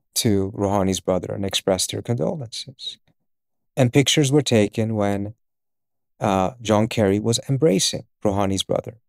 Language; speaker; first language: English; early bilingual, other home language; Swedish